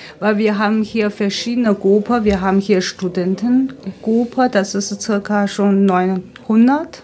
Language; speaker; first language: German; non-native, fluent; Chinese